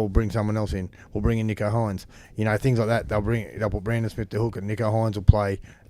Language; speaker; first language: English; native; English